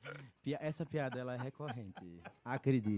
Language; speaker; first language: Portuguese; native; Portuguese